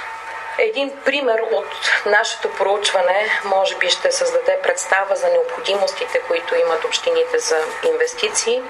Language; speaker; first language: Bulgarian; native; Bulgarian